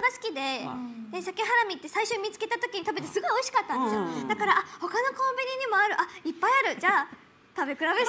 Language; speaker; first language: Japanese; native; Japanese